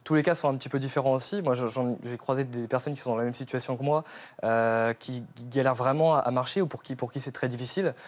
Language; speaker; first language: French; native; French